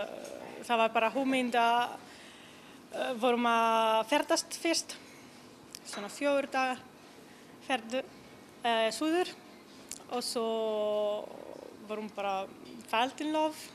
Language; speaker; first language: Icelandic; non-native, learner; Italian